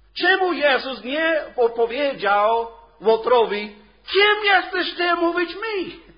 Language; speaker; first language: Polish; non-native, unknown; English